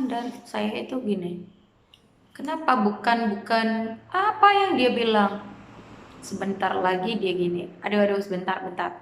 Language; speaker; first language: Indonesian; non-native, fluent; Khmer